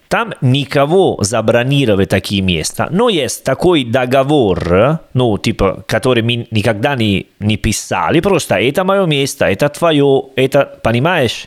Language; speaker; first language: Russian; non-native, learner; Italian